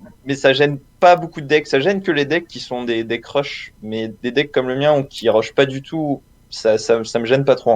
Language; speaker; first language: French; native; French